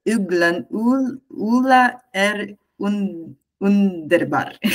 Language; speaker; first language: Swedish; non-native, learner; Russian